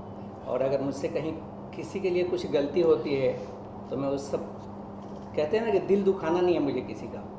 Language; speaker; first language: Hindi; native; Hindi